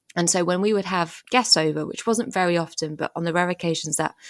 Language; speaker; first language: English; early bilingual, other home language; French